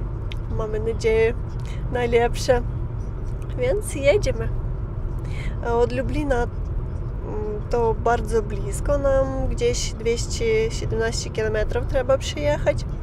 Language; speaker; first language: Polish; non-native, learner; Ukrainian